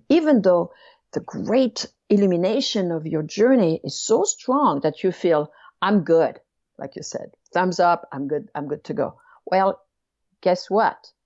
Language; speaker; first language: English; non-native, fluent; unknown